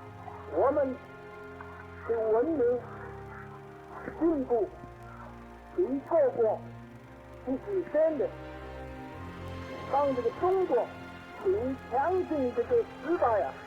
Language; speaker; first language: Chinese; non-native, local second language; Cantonese